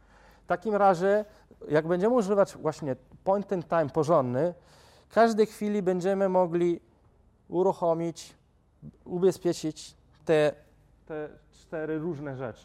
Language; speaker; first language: Polish; non-native, fluent; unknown